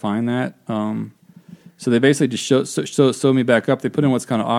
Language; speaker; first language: English; native; English